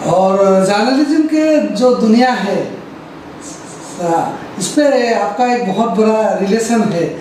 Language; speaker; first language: Hindi; non-native, local second language; Assamese